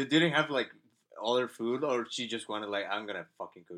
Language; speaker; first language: English; non-native, fluent; Spanish